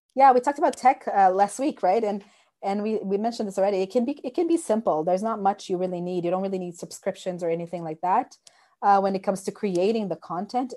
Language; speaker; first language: English; non-native, fluent; Portuguese